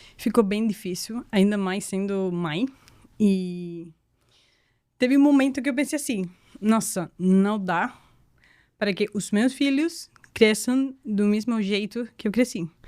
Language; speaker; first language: Portuguese; non-native, fluent; Spanish